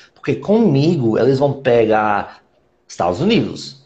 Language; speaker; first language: Portuguese; non-native, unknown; English